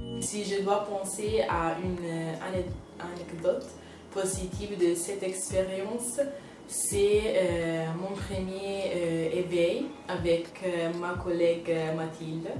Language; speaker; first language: French; non-native, fluent; Italian